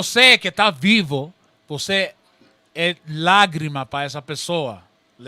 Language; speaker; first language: Portuguese; non-native, learner; Spanish